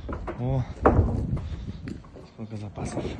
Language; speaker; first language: Russian; non-native, local second language; Kazakh